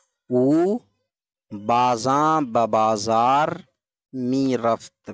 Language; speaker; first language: Persian; non-native, fluent; Urdu